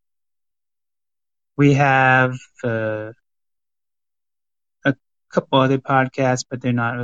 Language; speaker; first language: English; native; English